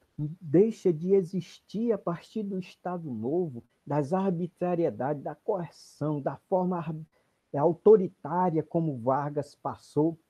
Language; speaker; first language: Portuguese; native; Portuguese